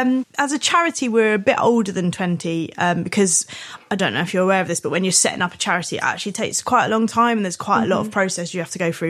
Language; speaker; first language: English; native; English